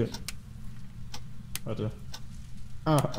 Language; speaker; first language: German; native; German